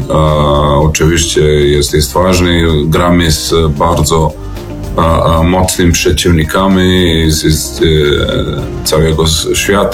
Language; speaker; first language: Polish; non-native, learner; Serbian